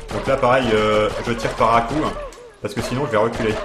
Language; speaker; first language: French; native; French